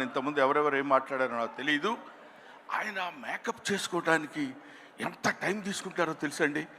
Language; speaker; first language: Telugu; native; Telugu